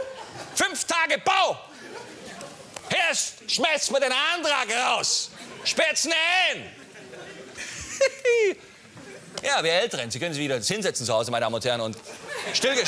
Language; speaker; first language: German; native; German